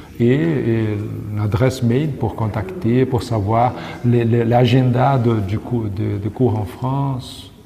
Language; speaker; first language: French; non-native, learner; Portuguese